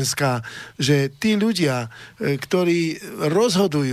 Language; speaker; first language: Slovak; native; Slovak